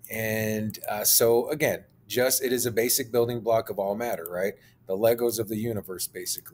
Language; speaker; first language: English; native; English